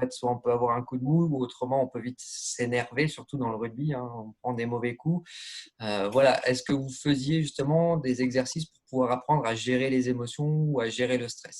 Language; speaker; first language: French; native; French